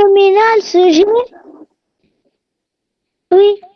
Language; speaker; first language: French; non-native, learner; Arabic